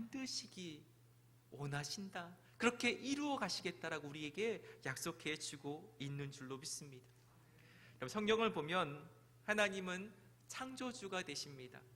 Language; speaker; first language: Korean; native; Korean